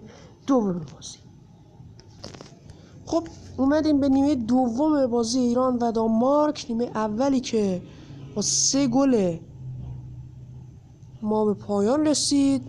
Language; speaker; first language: Persian; native; Persian